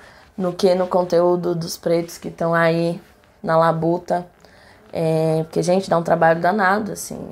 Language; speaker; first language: Portuguese; native; Portuguese